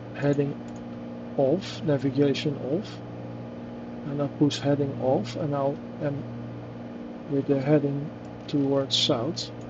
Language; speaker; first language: English; non-native, fluent; Dutch